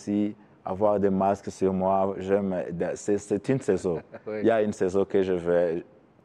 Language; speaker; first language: French; non-native, learner; Kinyarwanda